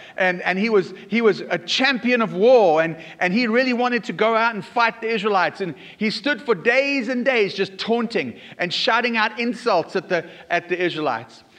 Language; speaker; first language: English; native; English